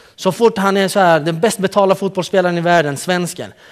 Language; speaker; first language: Swedish; early bilingual, other home language; Central Kurdish